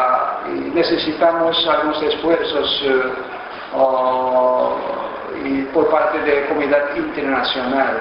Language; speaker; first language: Spanish; non-native, fluent; Korean